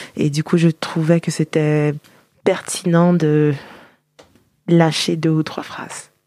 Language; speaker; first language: French; native; French